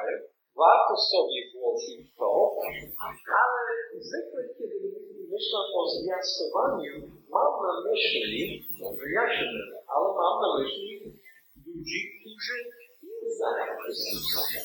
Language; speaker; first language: Polish; non-native, learner; English